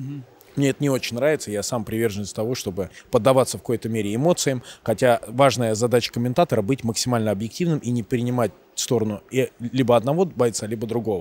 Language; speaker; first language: Russian; native; Russian